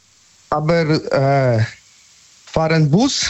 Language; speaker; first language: German; non-native, learner; Polish